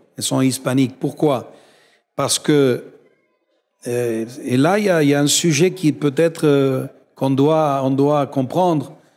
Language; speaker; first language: French; non-native, fluent; Spanish